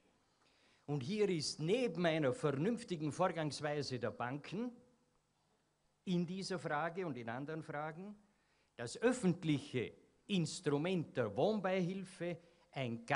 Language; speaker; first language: German; native; German